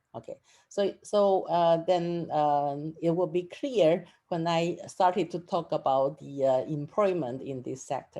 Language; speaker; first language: English; non-native, fluent; Chinese